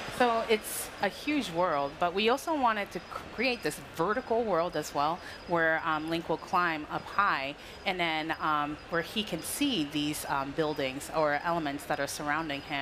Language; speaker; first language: English; non-native, fluent; Japanese